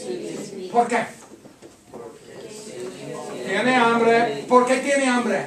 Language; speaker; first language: Spanish; non-native, fluent; English